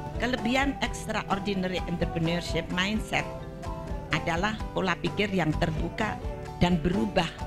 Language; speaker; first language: Indonesian; non-native, local second language; Javanese